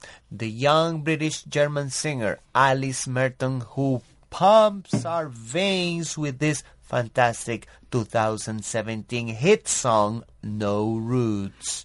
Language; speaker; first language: English; non-native, fluent; Spanish